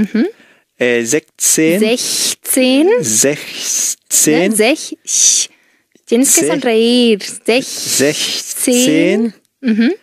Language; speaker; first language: German; non-native, fluent; Spanish